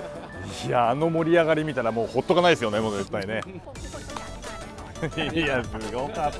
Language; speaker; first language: Japanese; native; Japanese